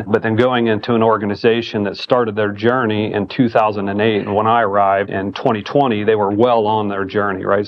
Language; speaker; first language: English; native; English